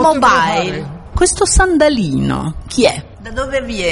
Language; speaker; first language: Italian; native; Italian